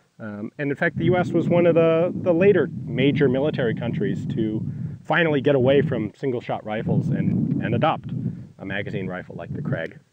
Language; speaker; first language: English; native; English